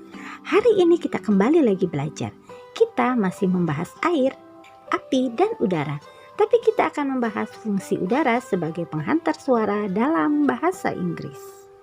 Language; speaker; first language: Indonesian; native; Indonesian